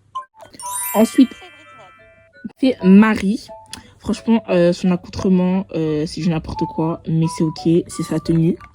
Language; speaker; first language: French; native; French